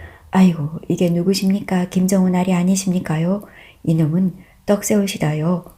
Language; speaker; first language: Korean; native; Korean